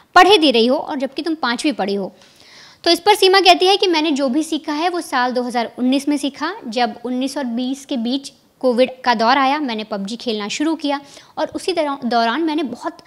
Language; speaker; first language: Hindi; native; Hindi